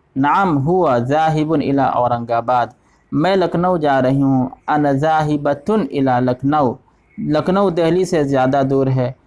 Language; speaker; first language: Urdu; native; Urdu